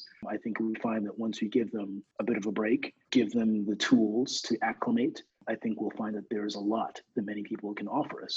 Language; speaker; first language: English; non-native, local second language; Yoruba